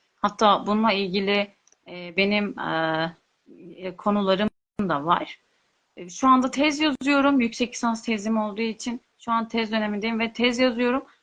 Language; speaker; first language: Turkish; non-native, local second language; Kurdish